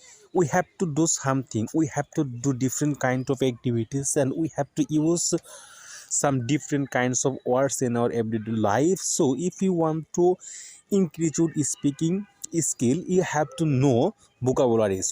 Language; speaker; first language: English; non-native, local second language; Bangla